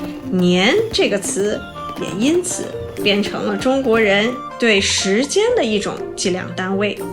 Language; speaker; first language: Chinese; native; Chinese